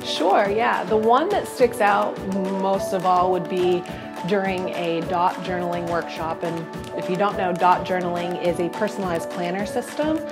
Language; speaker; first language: English; native; English